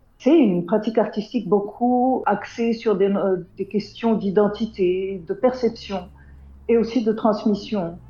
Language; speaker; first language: French; non-native, local second language; Arabic